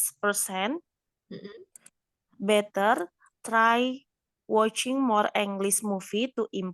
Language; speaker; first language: English; non-native, learner; Indonesian